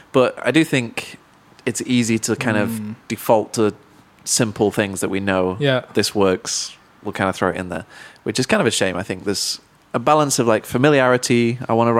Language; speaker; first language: English; native; English